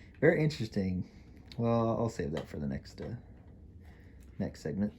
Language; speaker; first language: English; native; English